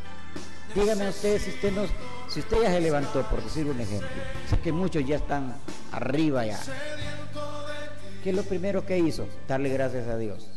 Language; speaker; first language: Spanish; native; Spanish